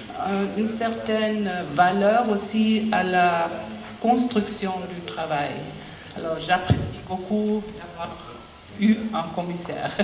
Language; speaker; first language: French; non-native, fluent; German